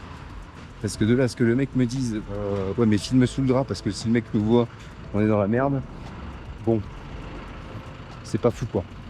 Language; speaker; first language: French; native; French